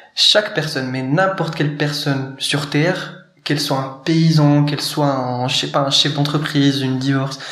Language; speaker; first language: French; non-native, local second language; Arabic